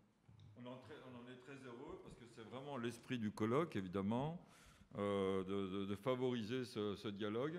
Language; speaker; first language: French; native; French